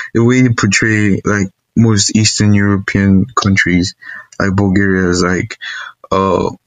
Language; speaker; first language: English; non-native, local second language; Igbo